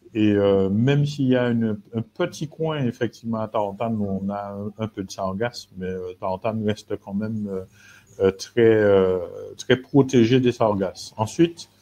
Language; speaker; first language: French; native; French